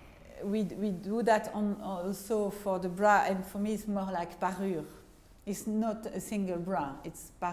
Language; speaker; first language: English; non-native, fluent; French